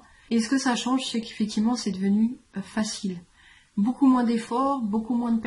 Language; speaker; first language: French; native; French